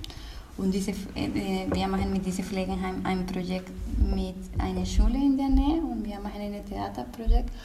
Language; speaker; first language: German; non-native, learner; Spanish